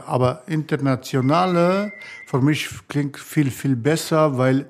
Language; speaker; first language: German; non-native, learner; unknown